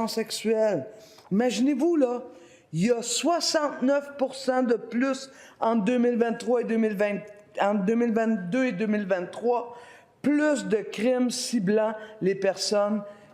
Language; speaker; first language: French; native; French